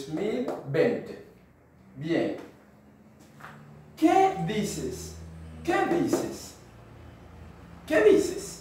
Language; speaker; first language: Spanish; non-native, fluent; Haitian Creole